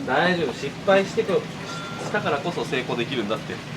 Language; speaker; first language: Japanese; native; Japanese